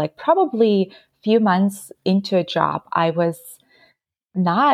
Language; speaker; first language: English; non-native, fluent; Ukrainian